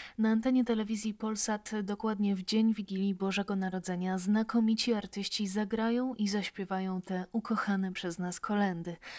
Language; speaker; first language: Polish; native; Polish